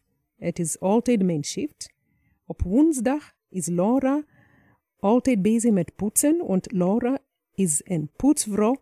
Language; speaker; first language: Dutch; non-native, fluent; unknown